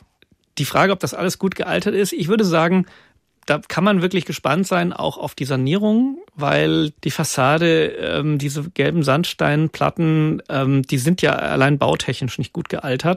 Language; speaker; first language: German; native; German